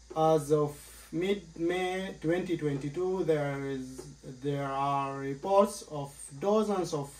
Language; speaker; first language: English; non-native, learner; Arabic